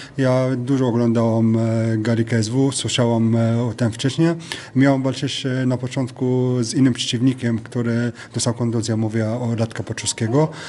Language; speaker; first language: Polish; non-native, fluent; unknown